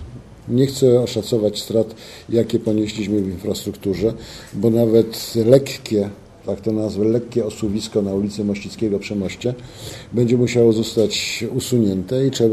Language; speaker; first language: Polish; native; Polish